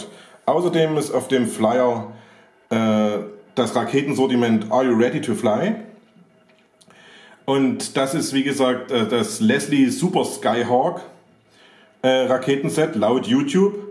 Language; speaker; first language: German; native; German